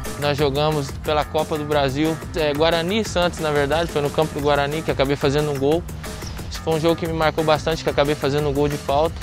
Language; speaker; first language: Portuguese; early bilingual, other home language; Spanish